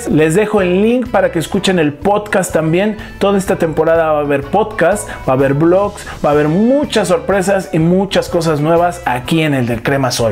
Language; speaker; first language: Spanish; native; Spanish